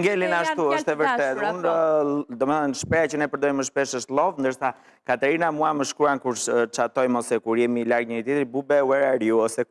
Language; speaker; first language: Albanian; native; Albanian